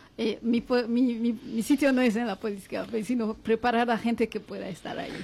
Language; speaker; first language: Spanish; non-native, fluent; Kinyarwanda